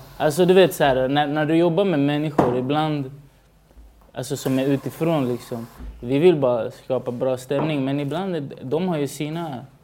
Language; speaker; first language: Swedish; early bilingual, other home language; Spanish